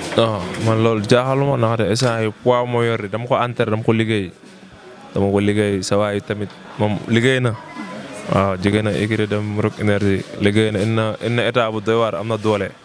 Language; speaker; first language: Wolof; native; Wolof